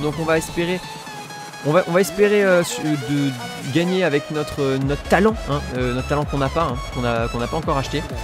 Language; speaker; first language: French; native; French